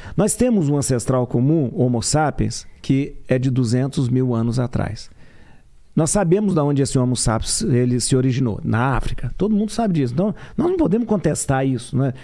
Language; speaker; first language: Portuguese; native; Portuguese